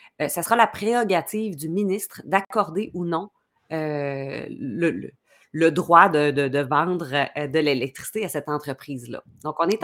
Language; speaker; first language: French; native; French